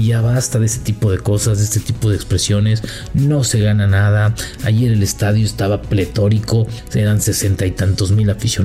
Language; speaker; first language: Spanish; native; Spanish